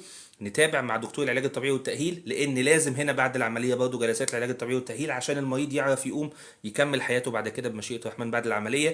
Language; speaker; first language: Arabic; native; Arabic